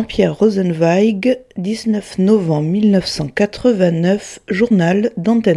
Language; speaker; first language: French; native; French